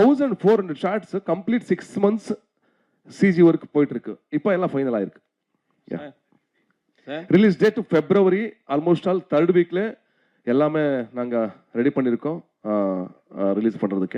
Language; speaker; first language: Tamil; non-native, learner; Kannada